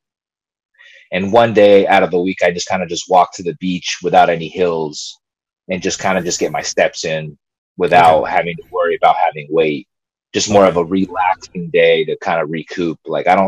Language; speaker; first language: English; early bilingual, other home language; Spanish